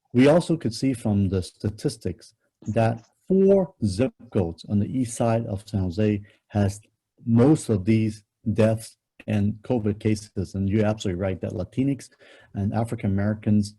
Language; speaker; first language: English; non-native, local second language; Cantonese